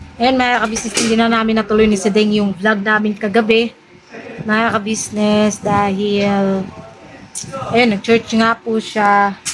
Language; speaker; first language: Filipino; native; Filipino